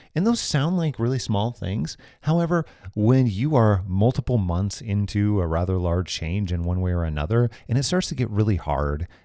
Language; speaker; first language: English; native; English